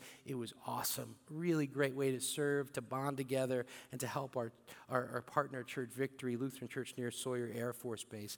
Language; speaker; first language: English; early bilingual, other home language; Bikol